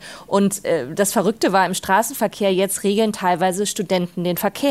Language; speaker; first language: German; native; German